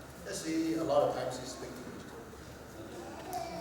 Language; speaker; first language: English; non-native, learner; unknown